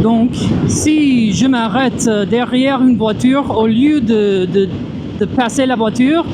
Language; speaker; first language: French; non-native, fluent; English